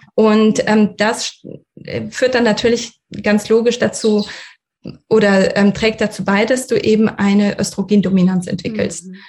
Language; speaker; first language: German; early bilingual, other home language; Russian